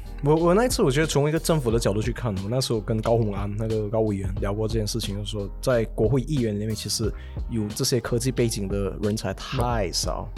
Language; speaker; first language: Chinese; native; Chinese